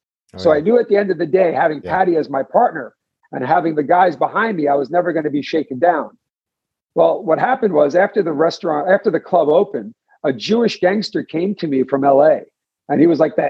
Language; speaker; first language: English; native; English